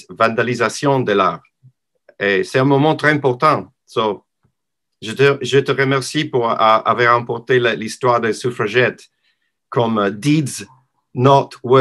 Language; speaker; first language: French; non-native, learner; English